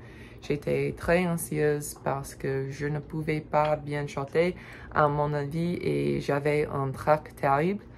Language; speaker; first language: French; non-native, learner; English